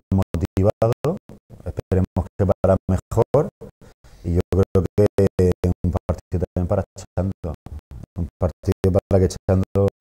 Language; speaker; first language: Spanish; native; Spanish